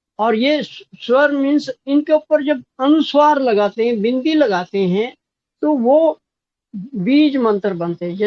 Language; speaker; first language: Hindi; non-native, local second language; Marathi